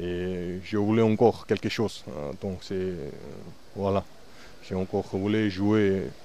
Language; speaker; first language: French; non-native, learner; Georgian